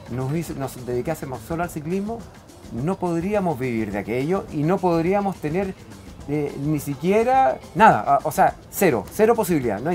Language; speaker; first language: Spanish; native; Spanish